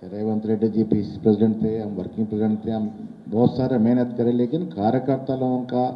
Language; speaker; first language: Hindi; non-native, local second language; Telugu